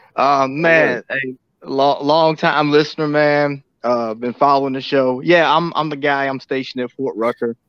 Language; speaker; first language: English; native; English